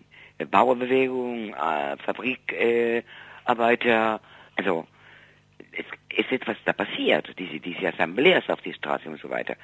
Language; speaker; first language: German; non-native, fluent; Spanish